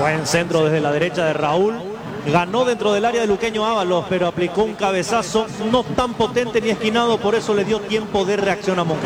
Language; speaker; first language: Spanish; native; Spanish